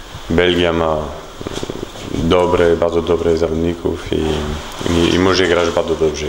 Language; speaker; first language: Polish; non-native, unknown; French